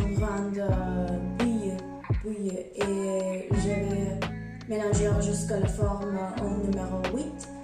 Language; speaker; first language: French; non-native, learner; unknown